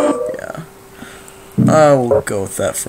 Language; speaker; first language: English; native; English